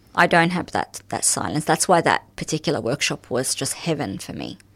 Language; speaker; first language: English; early bilingual, other home language; Arabic